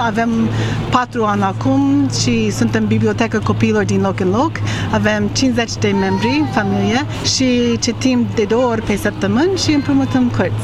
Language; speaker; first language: Romanian; non-native, learner; English